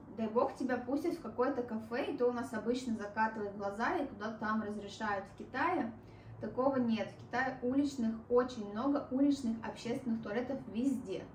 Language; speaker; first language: Russian; native; Russian